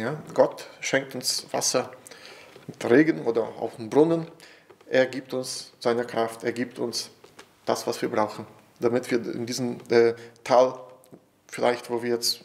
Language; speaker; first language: German; non-native, fluent; Portuguese